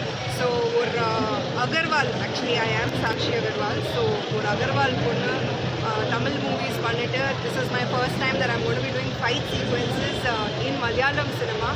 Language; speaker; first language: Tamil; non-native, local second language; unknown